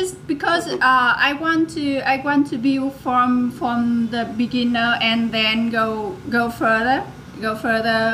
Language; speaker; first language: English; non-native, learner; Vietnamese